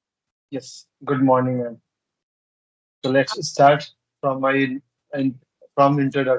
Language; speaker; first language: English; non-native, learner; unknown